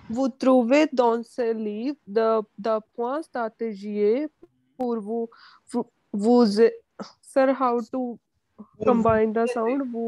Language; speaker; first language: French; non-native, learner; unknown